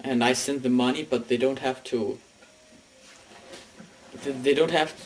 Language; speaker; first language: English; non-native, learner; Danish